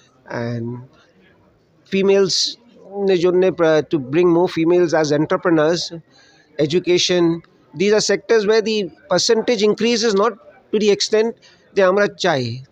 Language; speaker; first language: English; non-native, local second language; Bangla